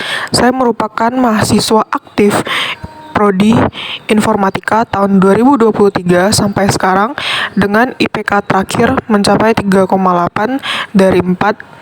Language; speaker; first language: Indonesian; native; Indonesian